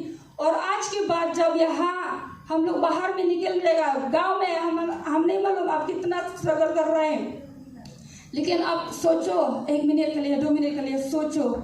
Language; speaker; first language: Hindi; non-native, local second language; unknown